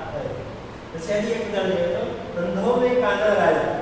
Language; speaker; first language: Hindi; non-native, local second language; Gujarati